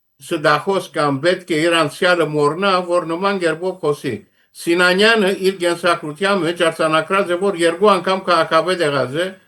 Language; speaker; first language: Armenian; early bilingual, heritage; Armenian